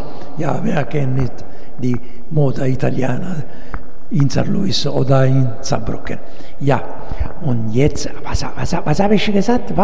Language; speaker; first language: German; non-native, fluent; Italian